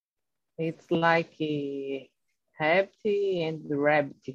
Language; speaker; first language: English; non-native, learner; Portuguese